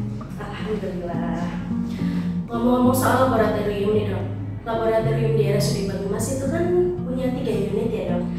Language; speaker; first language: Indonesian; native; Indonesian